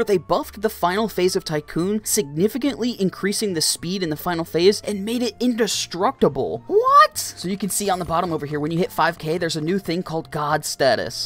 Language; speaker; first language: English; native; English